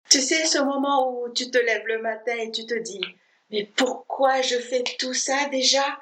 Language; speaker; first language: French; non-native, fluent; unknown